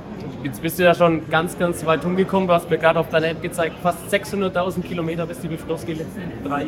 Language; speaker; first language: German; native; German